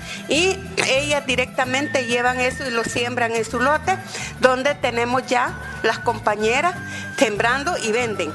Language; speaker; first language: Spanish; native; Spanish